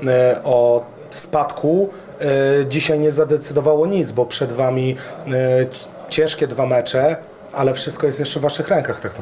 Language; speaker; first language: Polish; native; Polish